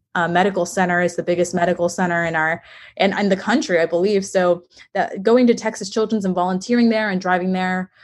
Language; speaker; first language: English; native; English